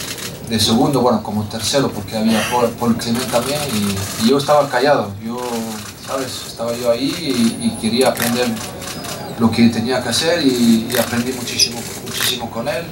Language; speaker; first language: Spanish; non-native, fluent; French